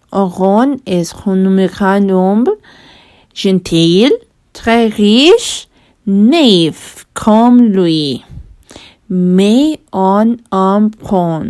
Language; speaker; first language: French; non-native, learner; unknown